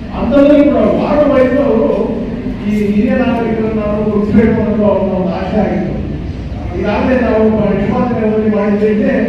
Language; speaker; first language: Kannada; native; Kannada